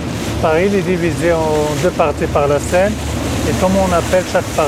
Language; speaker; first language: French; non-native, local second language; Arabic